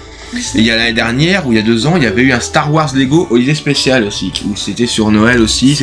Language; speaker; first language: French; native; French